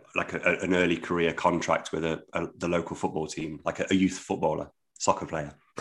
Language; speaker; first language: English; native; English